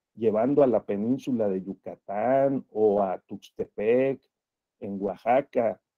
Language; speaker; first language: Spanish; native; Spanish